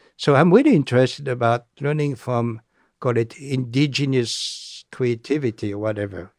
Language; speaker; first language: English; non-native, fluent; French